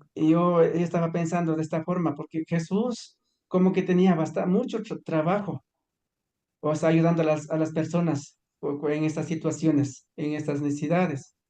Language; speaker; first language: Spanish; non-native, local second language; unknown